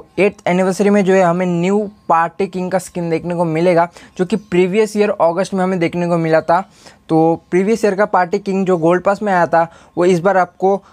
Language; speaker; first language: Hindi; native; Hindi